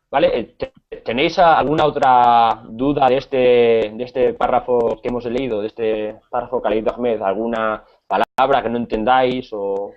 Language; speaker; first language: Spanish; native; Spanish